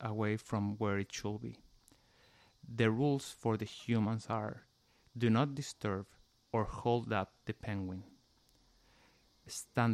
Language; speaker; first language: English; non-native, fluent; Spanish